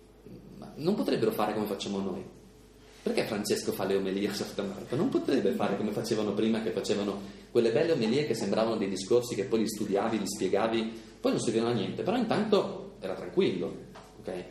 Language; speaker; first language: Italian; native; Italian